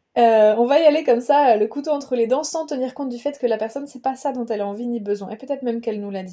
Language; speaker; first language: French; native; French